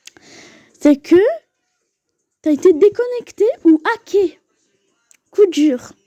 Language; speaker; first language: French; native; French